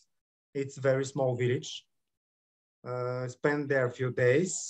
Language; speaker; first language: English; non-native, learner; Bulgarian